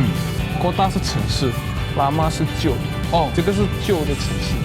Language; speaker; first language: Chinese; non-native, fluent; Javanese